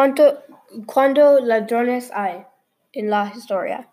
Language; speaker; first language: Spanish; non-native, learner; English